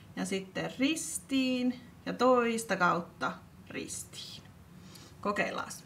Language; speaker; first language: Finnish; native; Finnish